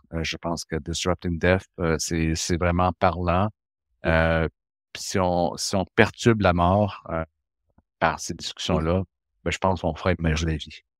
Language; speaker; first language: French; native; French